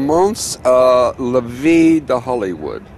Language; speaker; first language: French; non-native, learner; English